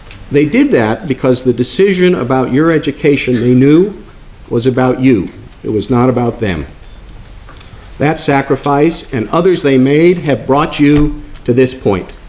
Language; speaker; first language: English; native; English